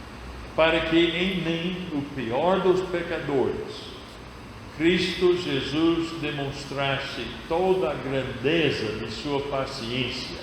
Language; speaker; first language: Portuguese; non-native, fluent; English